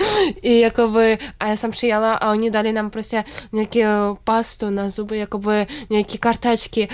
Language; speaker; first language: Czech; non-native, fluent; Ukrainian